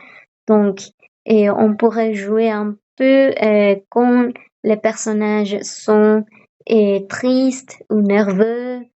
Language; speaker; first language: French; non-native, fluent; Spanish